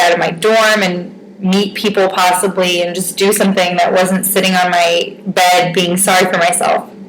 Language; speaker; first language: English; native; English